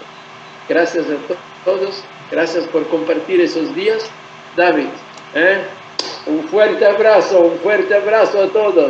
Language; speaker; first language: Spanish; non-native, fluent; Italian